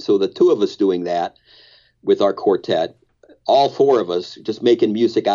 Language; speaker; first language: English; native; English